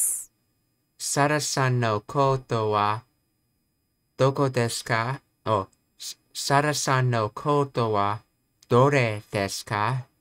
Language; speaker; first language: Japanese; non-native, learner; English